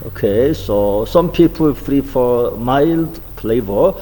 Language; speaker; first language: English; non-native, fluent; Korean